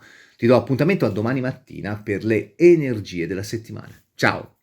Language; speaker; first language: Italian; native; Italian